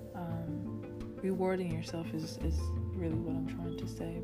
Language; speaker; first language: English; early bilingual, other home language; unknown